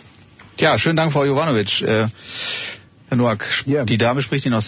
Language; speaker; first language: German; native; German